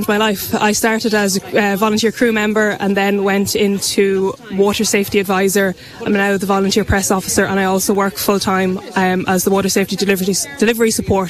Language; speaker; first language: English; native; English